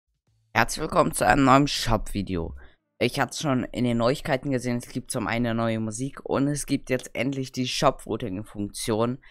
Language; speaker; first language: German; native; German